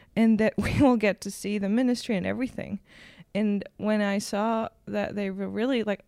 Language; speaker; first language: English; non-native, fluent; German